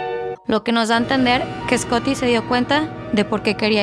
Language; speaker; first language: Spanish; native; Spanish